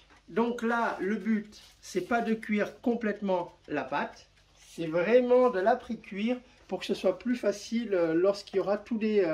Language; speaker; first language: French; native; French